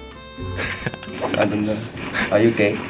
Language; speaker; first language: English; non-native, learner; Chinese